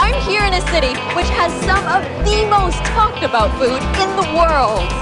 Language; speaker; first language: English; native; English